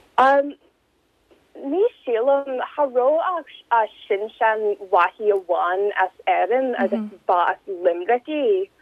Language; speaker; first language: Irish; non-native, learner; English